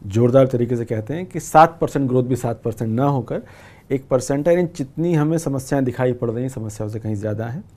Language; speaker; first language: Hindi; native; Hindi